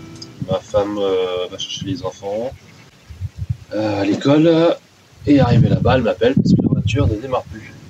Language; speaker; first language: French; native; French